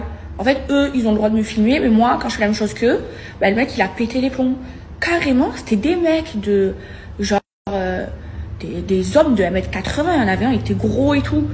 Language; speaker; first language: French; native; French